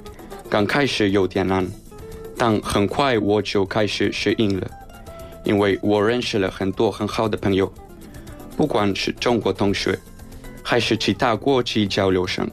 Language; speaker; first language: Chinese; non-native, fluent; Spanish